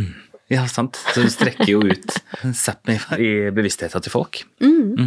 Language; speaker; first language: Norwegian; native; Norwegian